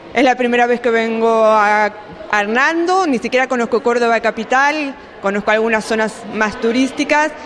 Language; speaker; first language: Spanish; native; Spanish